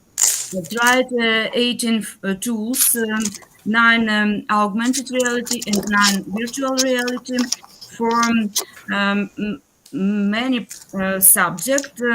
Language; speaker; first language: English; non-native, learner; Ukrainian